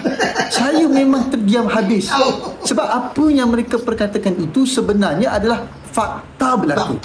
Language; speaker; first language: Malay; native; Malay